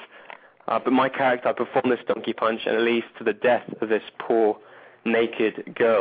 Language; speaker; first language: English; native; English